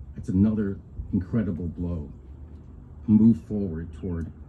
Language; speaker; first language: English; native; English